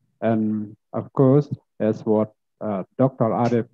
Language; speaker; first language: English; non-native, fluent; Indonesian